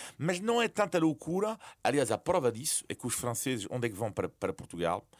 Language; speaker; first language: Portuguese; non-native, fluent; French